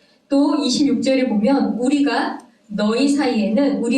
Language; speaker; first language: Korean; native; Korean